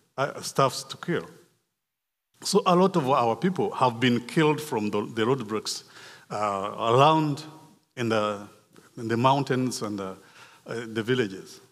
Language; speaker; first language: English; non-native, local second language; Kinyarwanda